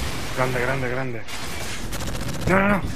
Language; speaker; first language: Spanish; native; Spanish